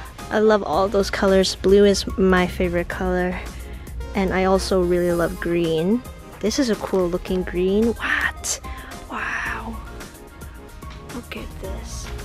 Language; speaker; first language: English; early bilingual, other home language; Chinese